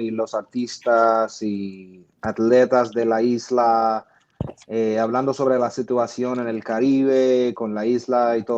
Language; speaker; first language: Spanish; non-native, fluent; English